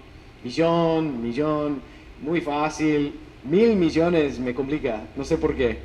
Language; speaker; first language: Spanish; non-native, fluent; English